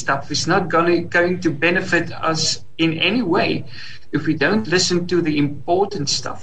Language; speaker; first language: English; non-native, local second language; Afrikaans